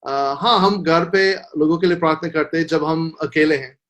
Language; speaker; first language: Hindi; non-native, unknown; English